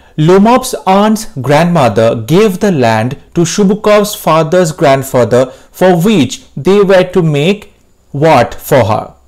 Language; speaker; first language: English; non-native, local second language; Bangla